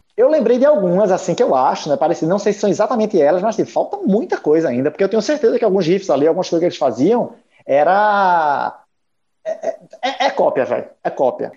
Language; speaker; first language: Portuguese; native; Portuguese